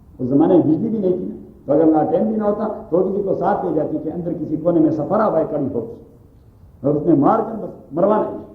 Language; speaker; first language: Urdu; non-native, local second language; Pashto